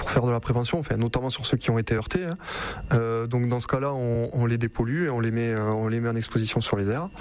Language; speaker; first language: French; native; French